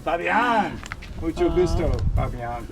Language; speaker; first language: Spanish; non-native, learner; English